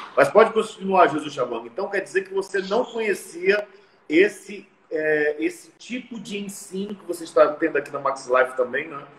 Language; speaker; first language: Portuguese; native; Portuguese